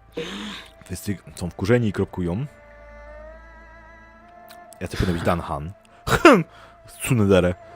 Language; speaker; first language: Polish; native; Polish